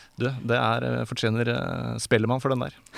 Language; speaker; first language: Norwegian; native; Norwegian